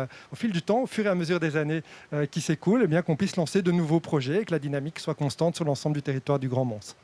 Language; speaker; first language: French; native; French